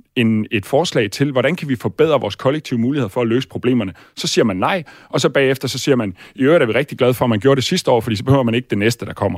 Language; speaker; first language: Danish; native; Danish